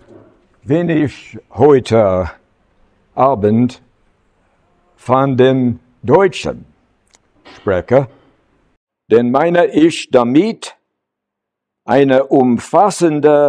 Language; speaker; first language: German; non-native, learner; English